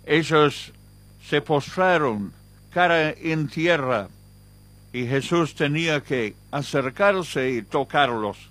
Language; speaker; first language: Spanish; non-native, fluent; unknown